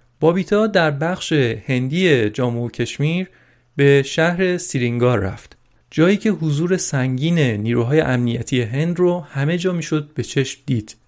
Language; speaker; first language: Persian; native; Persian